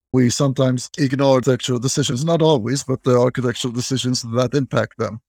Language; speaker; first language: English; non-native, fluent; Turkish